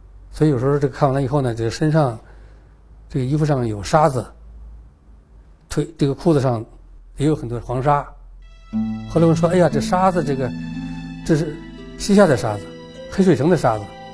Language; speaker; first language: Chinese; native; Chinese